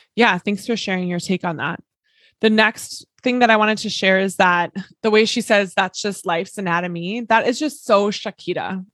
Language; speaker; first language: English; native; English